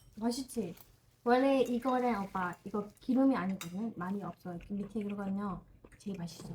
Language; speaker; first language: Korean; non-native, learner; Burmese